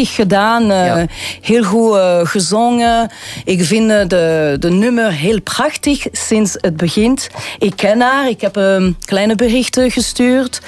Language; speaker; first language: Dutch; non-native, local second language; French